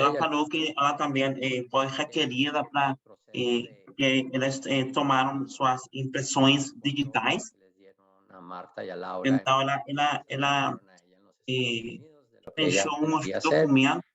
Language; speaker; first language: Portuguese; non-native, fluent; Spanish